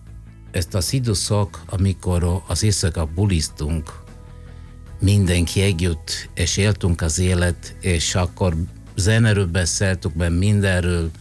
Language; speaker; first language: Hungarian; non-native, fluent; Italian